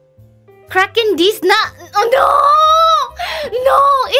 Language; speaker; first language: English; native; English